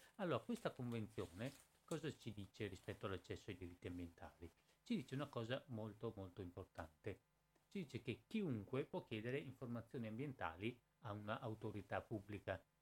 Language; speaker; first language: Italian; native; Italian